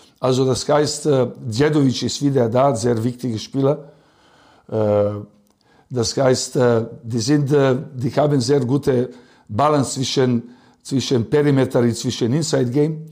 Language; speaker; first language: German; non-native, learner; Serbian